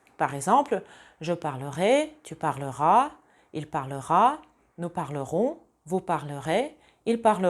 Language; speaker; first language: French; non-native, fluent; Russian